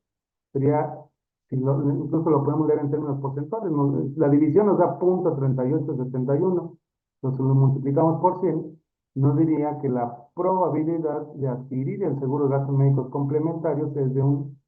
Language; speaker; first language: Spanish; native; Spanish